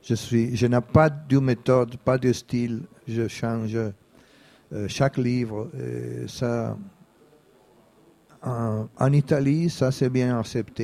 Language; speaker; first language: French; non-native, fluent; Italian